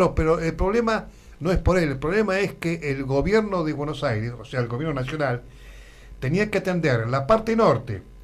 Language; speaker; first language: Spanish; native; Spanish